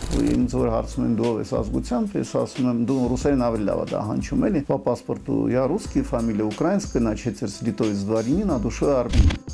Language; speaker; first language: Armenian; non-native, local second language; Russian